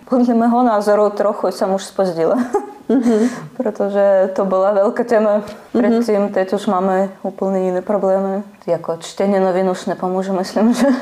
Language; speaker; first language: Czech; non-native, learner; Russian